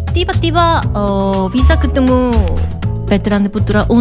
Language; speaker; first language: Indonesian; non-native, learner; Korean